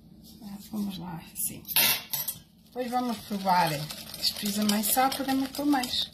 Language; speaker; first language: Portuguese; early bilingual, heritage; Portuguese